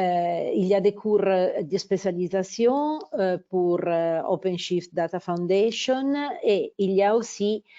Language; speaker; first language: French; non-native, fluent; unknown